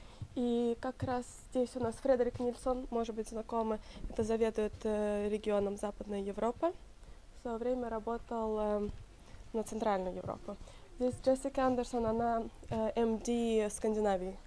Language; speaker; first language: Russian; native; Russian